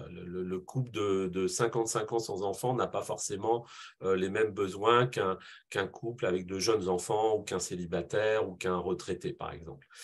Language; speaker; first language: French; native; French